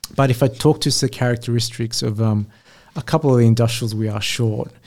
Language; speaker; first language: English; native; English